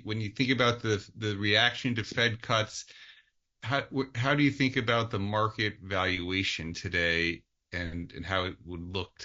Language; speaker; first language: English; native; English